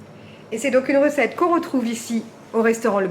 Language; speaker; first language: French; native; French